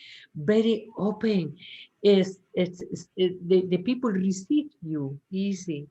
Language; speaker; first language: English; non-native, learner; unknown